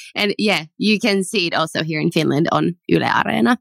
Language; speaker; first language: English; non-native, fluent; Finnish